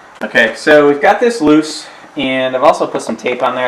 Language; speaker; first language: English; native; English